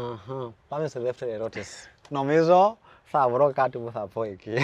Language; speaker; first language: Greek; non-native, fluent; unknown